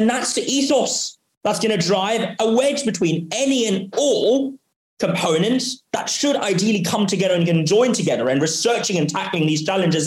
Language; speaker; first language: English; non-native, local second language; Cantonese